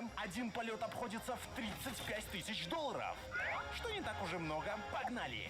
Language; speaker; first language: Russian; native; Russian